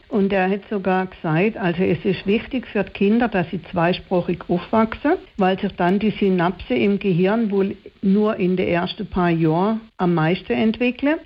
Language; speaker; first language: German; native; German